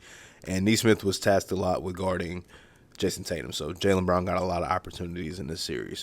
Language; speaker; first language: English; native; English